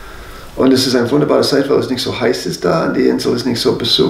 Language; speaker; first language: German; non-native, fluent; English